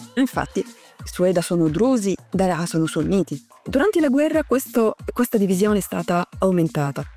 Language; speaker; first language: Italian; non-native, fluent; Arabic